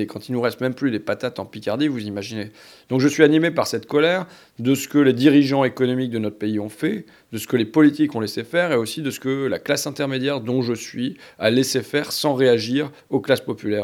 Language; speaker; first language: French; native; French